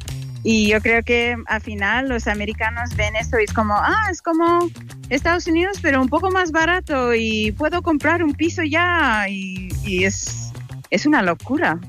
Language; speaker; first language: Spanish; non-native, fluent; English